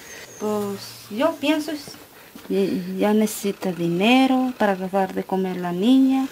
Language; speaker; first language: Spanish; non-native, local second language; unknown